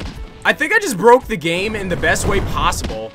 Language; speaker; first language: English; native; English